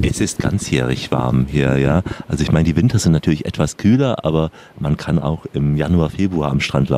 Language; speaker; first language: German; native; German